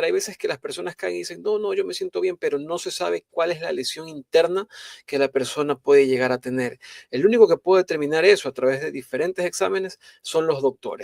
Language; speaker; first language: Spanish; native; Spanish